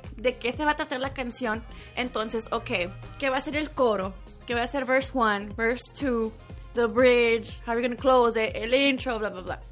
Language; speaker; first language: Spanish; early bilingual, heritage; Spanish